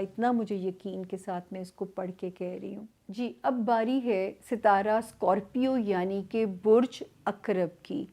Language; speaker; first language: Urdu; native; Urdu